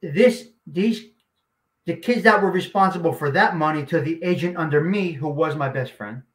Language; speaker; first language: English; native; English